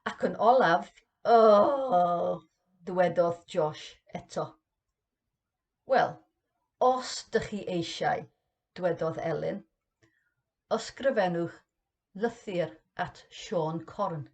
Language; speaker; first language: Welsh; non-native, learner; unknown